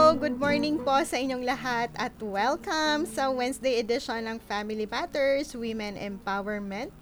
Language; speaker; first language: Filipino; non-native, local second language; Bikol